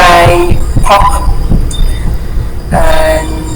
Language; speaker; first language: English; non-native, learner; Vietnamese